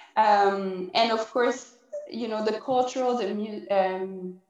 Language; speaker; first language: English; non-native, fluent; French